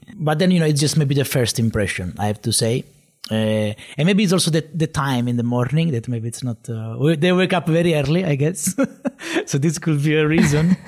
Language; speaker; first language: English; non-native, fluent; Italian